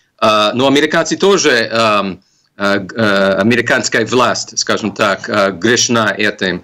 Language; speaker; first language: Russian; non-native, fluent; English